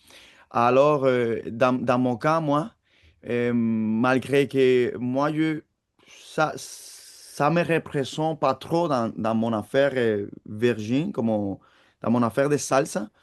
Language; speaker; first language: French; non-native, fluent; Spanish